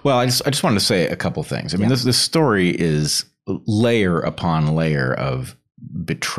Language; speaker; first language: English; native; English